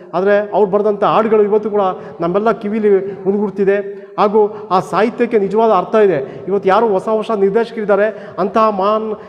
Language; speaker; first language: Kannada; native; Kannada